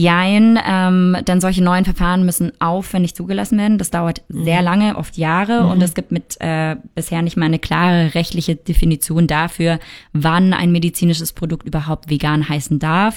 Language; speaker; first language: German; native; German